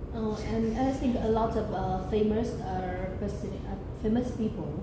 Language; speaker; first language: English; non-native, learner; Vietnamese